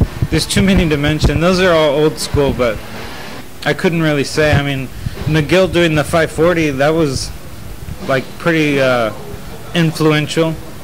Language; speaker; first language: English; native; English